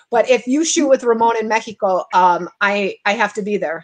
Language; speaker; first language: English; native; English